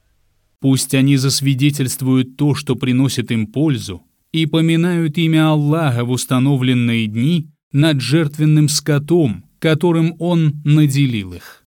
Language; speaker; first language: Russian; native; Russian